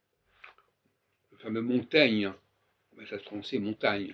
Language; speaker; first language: French; native; French